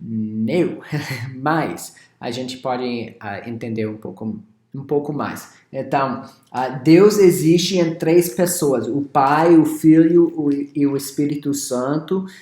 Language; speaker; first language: Portuguese; non-native, fluent; English